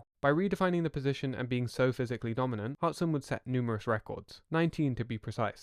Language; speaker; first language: English; native; English